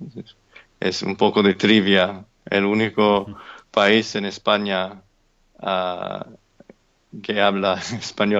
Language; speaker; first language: Spanish; non-native, fluent; English